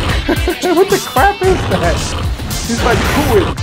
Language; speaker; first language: English; native; English